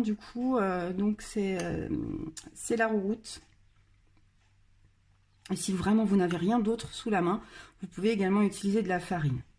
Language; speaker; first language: French; native; French